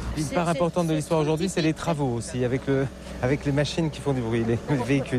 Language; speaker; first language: French; native; French